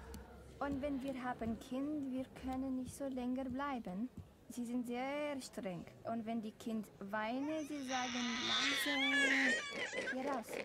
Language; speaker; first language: German; non-native, learner; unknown